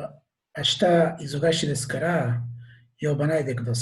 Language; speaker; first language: Japanese; non-native, learner; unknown